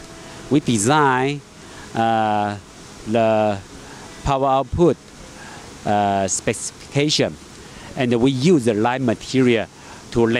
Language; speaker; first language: English; non-native, learner; Chinese